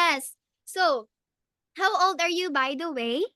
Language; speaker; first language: English; non-native, local second language; Filipino